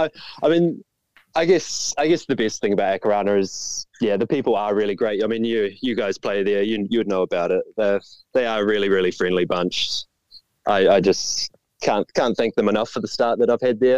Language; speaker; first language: English; native; English